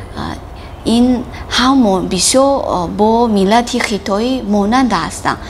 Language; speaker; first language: Tajik; non-native, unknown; Chinese